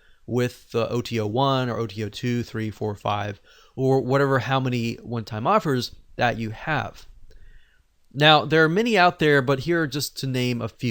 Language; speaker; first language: English; native; English